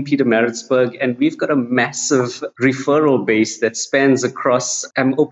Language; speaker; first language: English; native; English